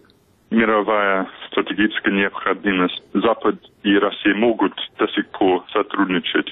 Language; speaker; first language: Russian; non-native, fluent; English